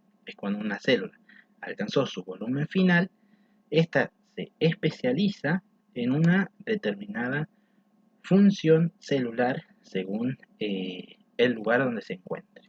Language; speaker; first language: Spanish; native; Spanish